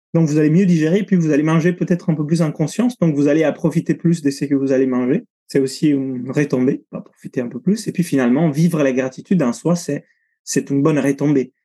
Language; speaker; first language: French; non-native, fluent; Italian